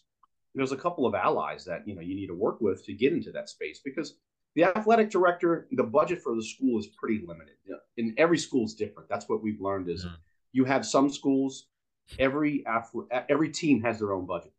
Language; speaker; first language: English; native; English